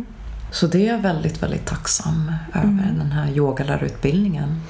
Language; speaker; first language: Swedish; early bilingual, other home language; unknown